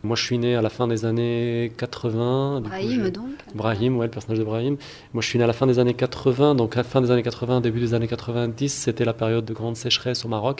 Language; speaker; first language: French; non-native, local second language; Arabic